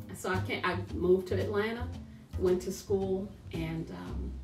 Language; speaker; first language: English; native; English